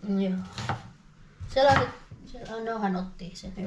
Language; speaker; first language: Finnish; non-native, learner; Filipino